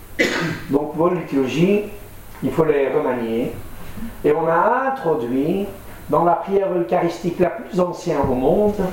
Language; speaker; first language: French; non-native, local second language; Assyrian Neo-Aramaic